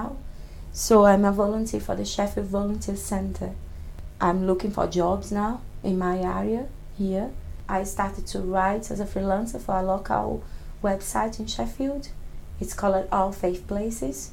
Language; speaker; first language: English; non-native, fluent; Portuguese